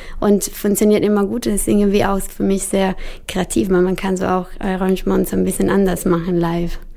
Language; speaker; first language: German; non-native, fluent; Italian